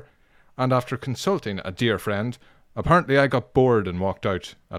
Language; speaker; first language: English; native; English